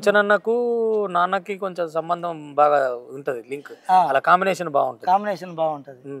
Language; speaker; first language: Telugu; native; Telugu